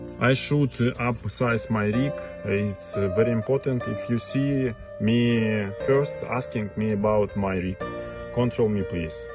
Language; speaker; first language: English; non-native, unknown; Ukrainian